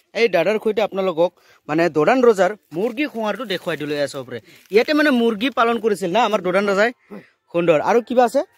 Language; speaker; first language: Assamese; non-native, local second language; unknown